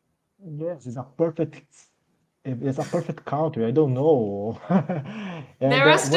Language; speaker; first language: English; non-native, learner; Portuguese